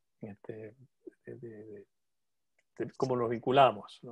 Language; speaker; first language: Spanish; native; Spanish